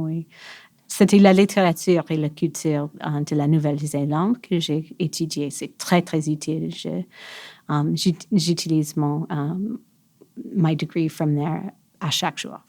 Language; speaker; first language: French; non-native, local second language; English